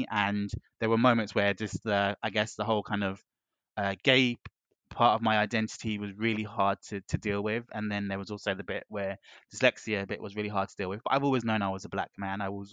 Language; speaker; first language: English; native; English